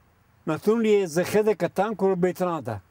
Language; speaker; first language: Hebrew; non-native, fluent; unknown